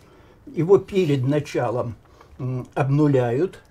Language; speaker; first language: Russian; native; Russian